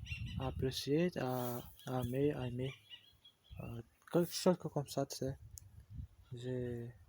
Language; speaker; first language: French; non-native, learner; Portuguese